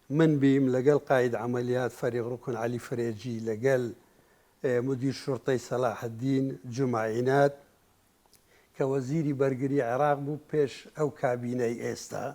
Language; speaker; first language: Central Kurdish; non-native, local second language; Kurdish